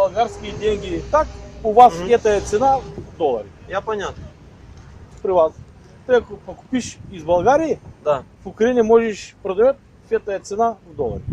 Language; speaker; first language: Russian; non-native, learner; Bulgarian